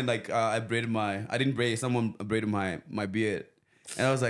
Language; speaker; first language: English; non-native, local second language; Venda